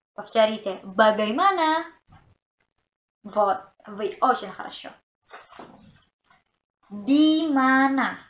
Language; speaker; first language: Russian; non-native, learner; Indonesian